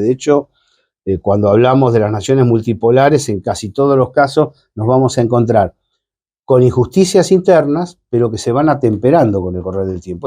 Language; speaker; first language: Spanish; native; Spanish